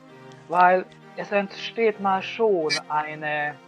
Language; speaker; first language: German; non-native, learner; Hungarian